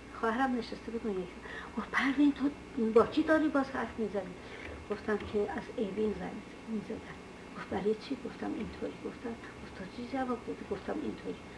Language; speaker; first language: Persian; non-native, local second language; Azerbaijani